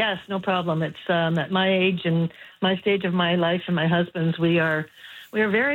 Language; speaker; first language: English; native; English